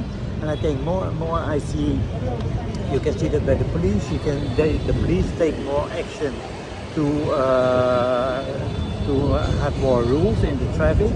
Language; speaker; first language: English; non-native, learner; Dutch